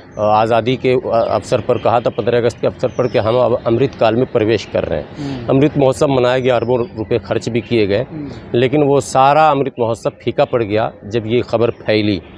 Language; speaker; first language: Hindi; native; Hindi